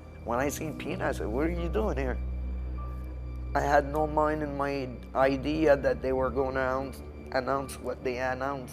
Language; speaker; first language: English; non-native, local second language; French